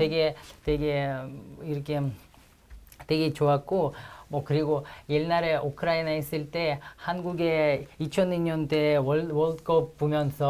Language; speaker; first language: Korean; non-native, fluent; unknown